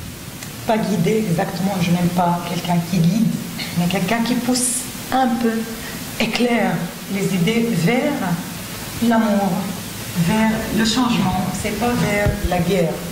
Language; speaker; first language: French; non-native, learner; Arabic